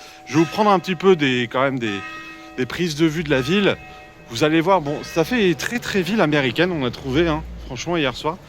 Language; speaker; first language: French; native; French